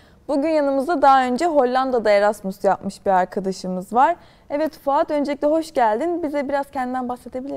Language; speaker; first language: Turkish; native; Turkish